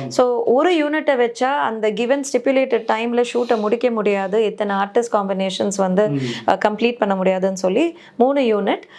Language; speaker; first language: Tamil; native; Tamil